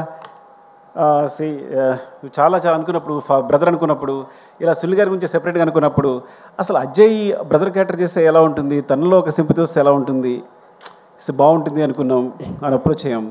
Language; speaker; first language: Telugu; native; Telugu